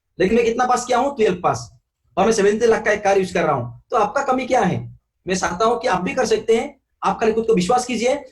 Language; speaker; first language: Hindi; non-native, local second language; Assamese